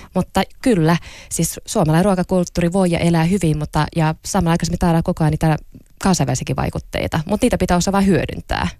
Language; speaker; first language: Finnish; non-native, local second language; Swedish